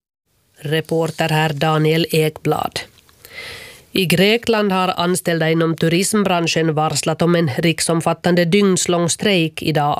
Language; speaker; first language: Swedish; native; Swedish